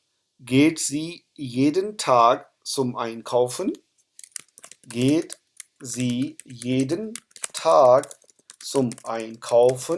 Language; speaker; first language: German; non-native, fluent; Urdu